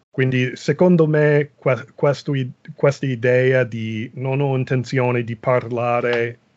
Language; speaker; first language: Italian; non-native, fluent; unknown